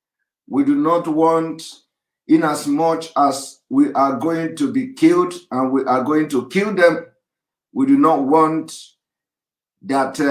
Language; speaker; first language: English; non-native, local second language; Igbo